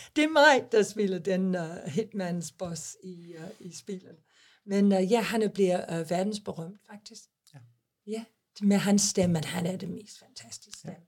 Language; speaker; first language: Danish; non-native, fluent; English